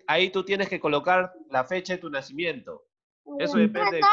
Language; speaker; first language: Spanish; native; Spanish